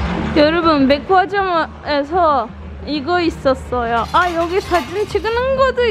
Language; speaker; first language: Korean; non-native, learner; Turkish